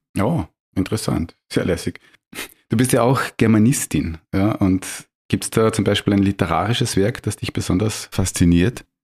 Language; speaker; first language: German; native; German